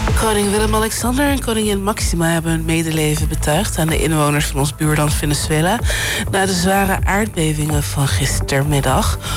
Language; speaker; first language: Dutch; non-native, local second language; Papiamento